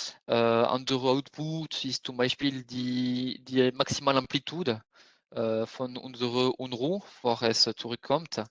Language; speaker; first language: German; non-native, fluent; French